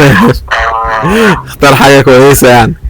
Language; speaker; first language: Arabic; native; Arabic